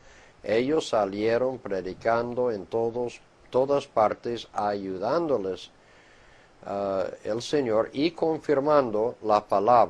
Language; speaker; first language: Spanish; non-native, fluent; English